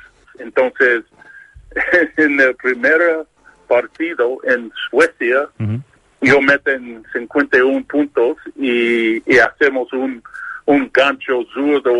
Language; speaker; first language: Spanish; non-native, learner; English